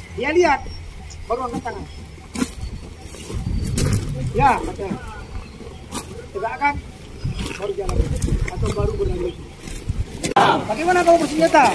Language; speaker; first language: Indonesian; native; Indonesian